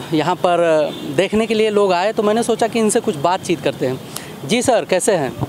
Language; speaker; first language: Hindi; native; Hindi